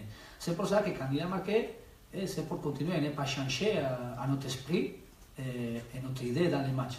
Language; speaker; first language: French; non-native, learner; Spanish